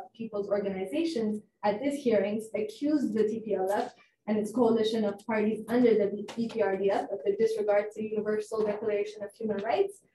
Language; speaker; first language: English; non-native, fluent; Amharic